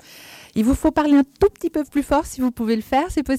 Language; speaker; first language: French; native; French